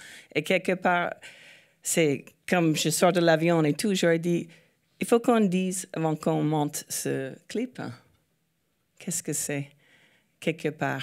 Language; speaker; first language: French; non-native, fluent; English